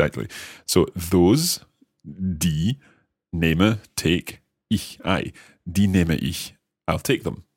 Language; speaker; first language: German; non-native, learner; English